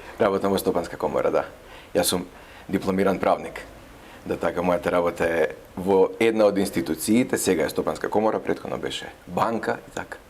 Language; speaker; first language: Macedonian; native; Macedonian